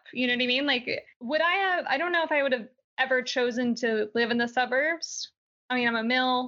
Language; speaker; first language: English; native; English